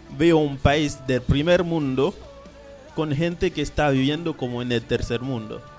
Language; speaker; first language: Spanish; non-native, fluent; Haitian Creole